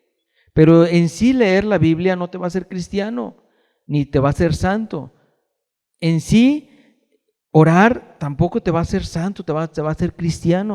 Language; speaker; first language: Spanish; native; Spanish